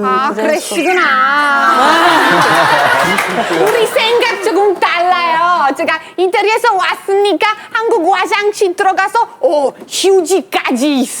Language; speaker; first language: Korean; non-native, fluent; Italian